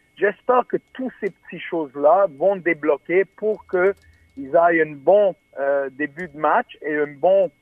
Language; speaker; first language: French; native; French